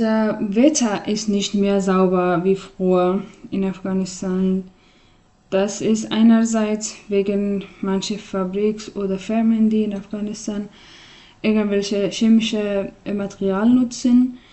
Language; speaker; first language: German; non-native, learner; Persian